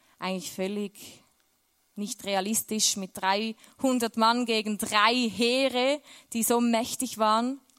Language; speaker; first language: German; native; German